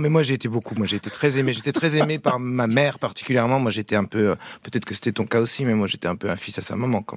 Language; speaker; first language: French; native; French